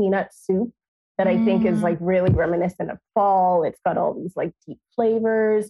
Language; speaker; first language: English; non-native, local second language; Yoruba